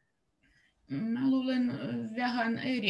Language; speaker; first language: Finnish; non-native, learner; Russian